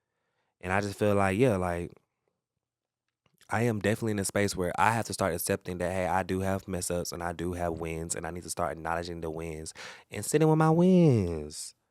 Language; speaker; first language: English; native; English